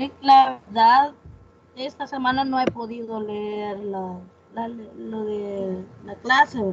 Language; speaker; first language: Spanish; native; Spanish